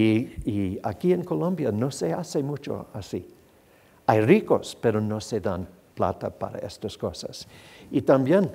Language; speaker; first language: Spanish; non-native, fluent; English